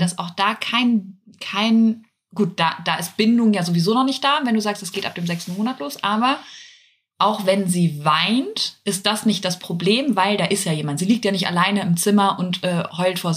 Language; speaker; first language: German; native; German